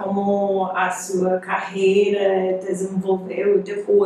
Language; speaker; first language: Portuguese; non-native, fluent; English